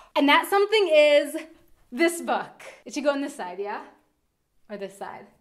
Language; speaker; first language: English; native; English